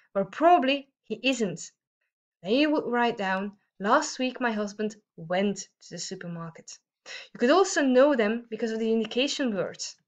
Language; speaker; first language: English; non-native, fluent; Dutch